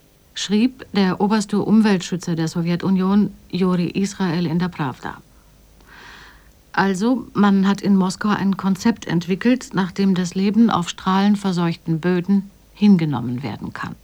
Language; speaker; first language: German; native; German